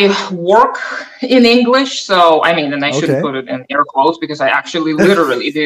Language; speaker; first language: English; non-native, fluent; Russian